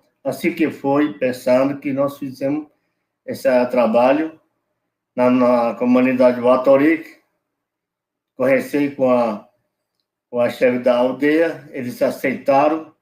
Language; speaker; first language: Portuguese; non-native, local second language; Yanomámi